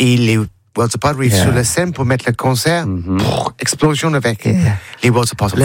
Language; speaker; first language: French; non-native, learner; English